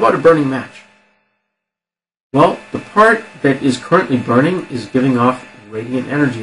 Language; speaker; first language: English; native; English